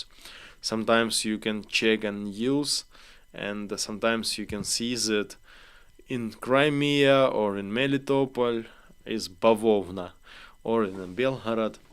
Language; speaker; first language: English; non-native, learner; Ukrainian